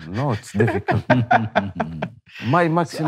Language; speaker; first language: English; non-native, learner; Arabic